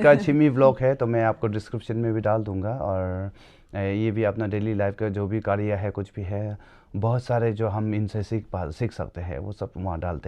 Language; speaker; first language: Hindi; non-native, local second language; Tibetan